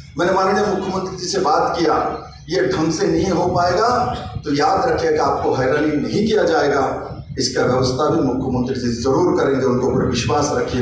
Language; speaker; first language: Hindi; non-native, local second language; Bangla